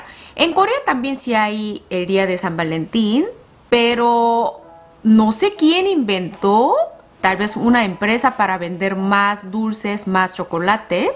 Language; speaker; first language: Spanish; non-native, learner; Korean